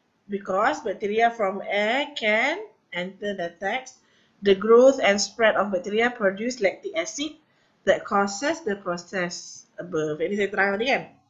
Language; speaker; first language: English; non-native, local second language; Malay